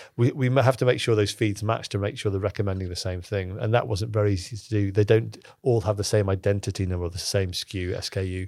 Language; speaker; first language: English; native; English